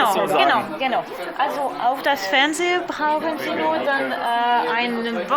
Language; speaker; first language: German; non-native, learner; French